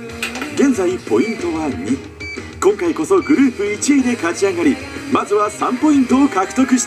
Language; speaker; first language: Japanese; native; Japanese